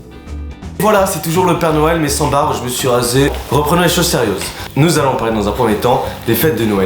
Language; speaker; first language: French; native; French